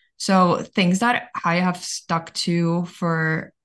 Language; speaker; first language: English; early bilingual, other home language; Bulgarian